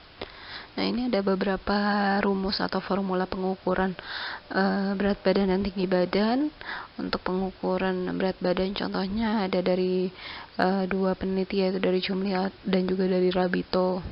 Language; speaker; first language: Indonesian; native; Indonesian